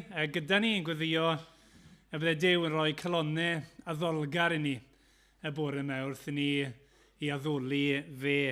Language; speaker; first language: Welsh; native; Welsh